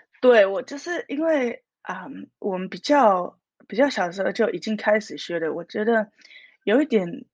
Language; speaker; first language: Chinese; early bilingual, heritage; Min Nan Chinese